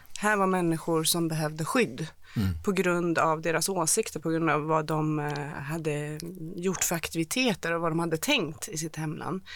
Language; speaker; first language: Swedish; early bilingual, other home language; Persian